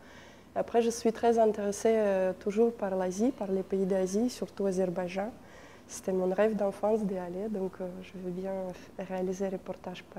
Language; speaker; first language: French; non-native, fluent; Russian